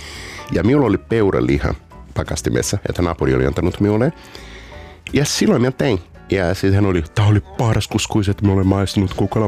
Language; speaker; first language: Finnish; non-native, learner; Portuguese